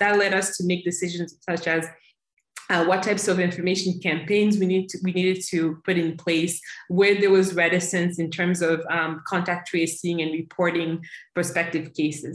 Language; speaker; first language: English; native; English